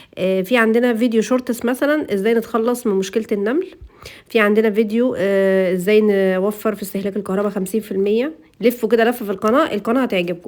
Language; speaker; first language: Arabic; native; Arabic